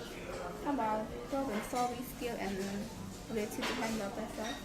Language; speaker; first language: English; non-native, learner; Khmer